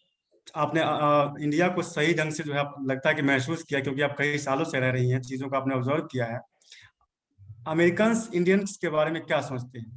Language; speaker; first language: Hindi; native; Hindi